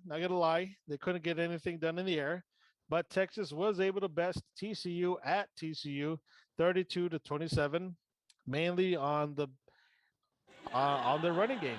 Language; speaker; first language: English; native; English